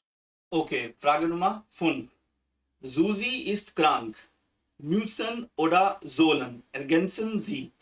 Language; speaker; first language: German; non-native, local second language; Hindi